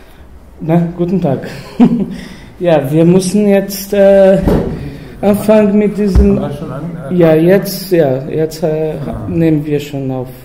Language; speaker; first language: German; non-native, fluent; Portuguese